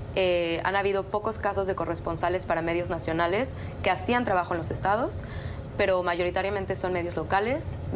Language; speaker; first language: Spanish; native; Spanish